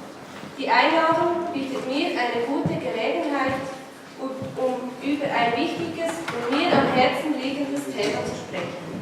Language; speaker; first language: German; non-native, fluent; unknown